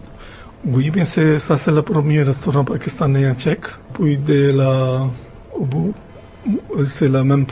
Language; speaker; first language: French; non-native, fluent; Punjabi